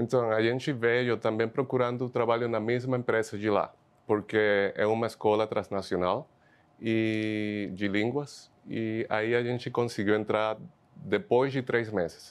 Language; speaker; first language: Portuguese; non-native, fluent; Spanish